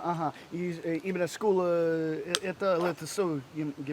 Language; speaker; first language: Russian; non-native, learner; English